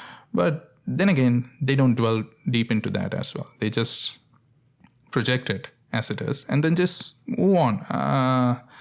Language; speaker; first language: English; non-native, local second language; Tamil